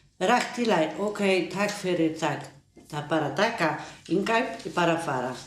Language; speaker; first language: Icelandic; non-native, learner; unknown